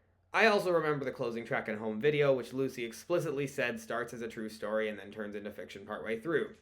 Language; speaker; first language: English; native; English